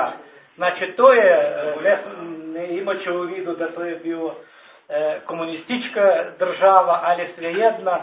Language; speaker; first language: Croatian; non-native, learner; Russian